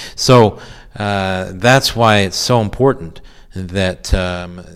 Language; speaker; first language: English; native; English